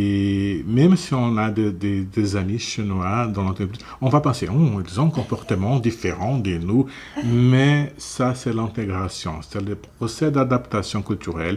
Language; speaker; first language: French; non-native, fluent; Portuguese